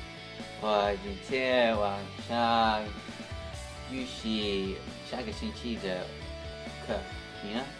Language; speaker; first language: Chinese; non-native, learner; English